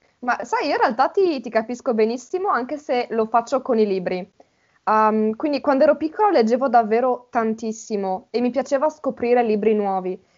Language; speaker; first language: Italian; native; Italian